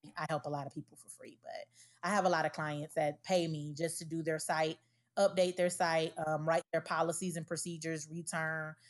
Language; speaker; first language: English; native; English